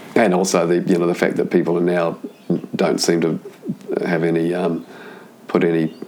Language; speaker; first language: English; native; English